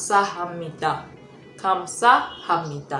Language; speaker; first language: Korean; non-native, learner; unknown